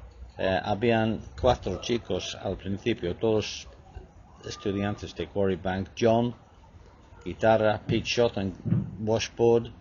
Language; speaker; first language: Spanish; non-native, fluent; English